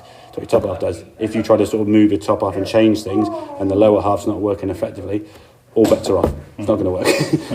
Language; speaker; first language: English; native; English